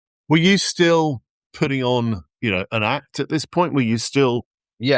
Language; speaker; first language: English; native; English